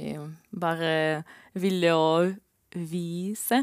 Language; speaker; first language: Norwegian; non-native, learner; Romanian